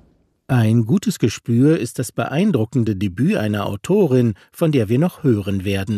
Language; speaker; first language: German; native; German